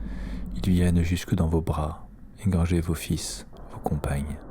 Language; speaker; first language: French; native; French